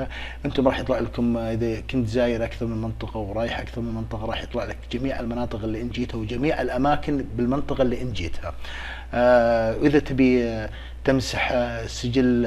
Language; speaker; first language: Arabic; native; Arabic